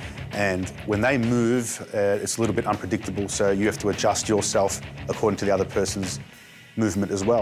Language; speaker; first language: English; native; English